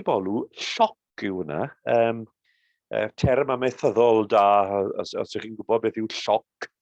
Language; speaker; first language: Welsh; native; Welsh